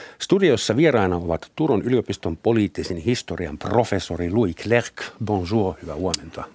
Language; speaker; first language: Finnish; non-native, fluent; German